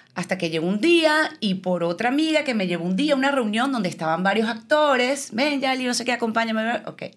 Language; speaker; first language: Spanish; native; Spanish